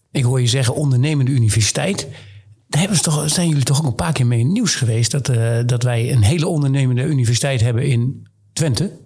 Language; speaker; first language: Dutch; native; Dutch